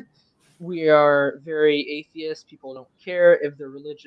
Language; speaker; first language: English; non-native, fluent; French